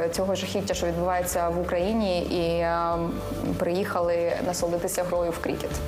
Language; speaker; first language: Ukrainian; native; Ukrainian